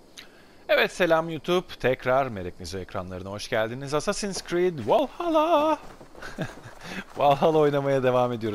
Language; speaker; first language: Turkish; native; Turkish